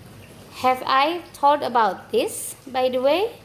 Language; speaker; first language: English; non-native, fluent; Indonesian